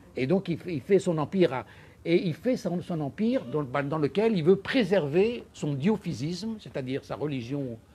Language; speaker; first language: French; non-native, local second language; Arabic